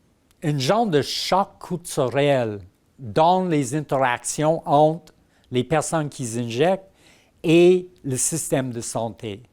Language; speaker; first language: French; non-native, fluent; English